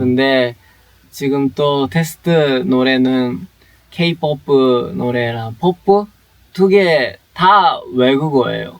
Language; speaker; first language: Korean; non-native, fluent; Japanese